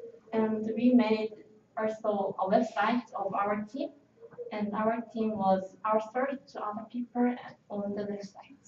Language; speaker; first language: English; non-native, learner; Korean